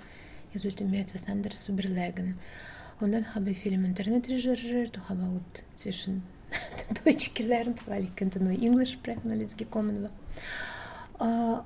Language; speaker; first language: German; non-native, learner; Russian